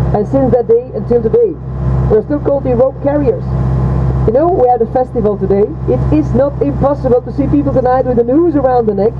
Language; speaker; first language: English; non-native, fluent; Dutch